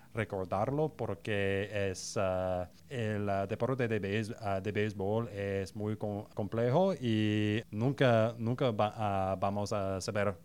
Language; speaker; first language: Spanish; non-native, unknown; English